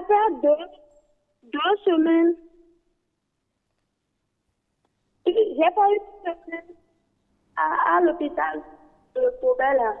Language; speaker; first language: French; non-native, learner; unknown